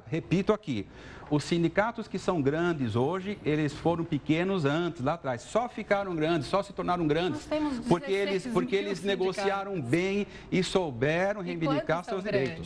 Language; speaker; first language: Portuguese; native; Portuguese